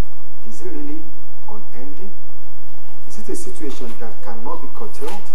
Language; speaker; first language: English; non-native, local second language; Yoruba